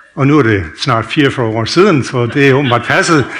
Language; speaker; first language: Danish; non-native, fluent; English